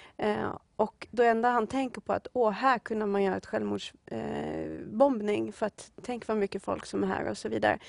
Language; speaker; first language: Swedish; native; Swedish